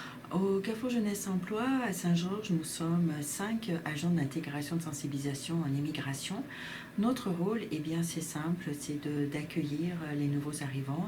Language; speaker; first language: French; native; French